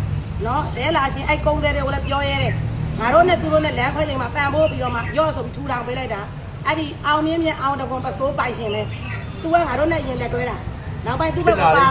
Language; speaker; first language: Burmese; native; Burmese